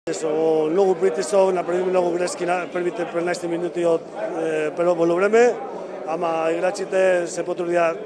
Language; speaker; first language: Macedonian; non-native, learner; Spanish